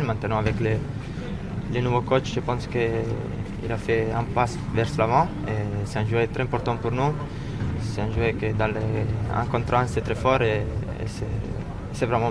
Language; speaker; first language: French; non-native, fluent; Italian